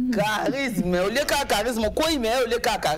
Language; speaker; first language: French; native; French